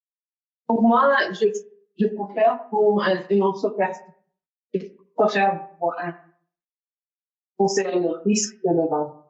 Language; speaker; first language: French; non-native, fluent; English